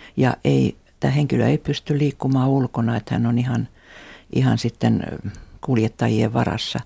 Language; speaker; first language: Finnish; native; Finnish